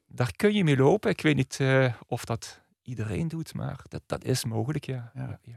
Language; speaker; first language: Dutch; native; Dutch